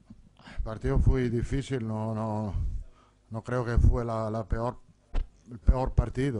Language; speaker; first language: Spanish; non-native, fluent; Italian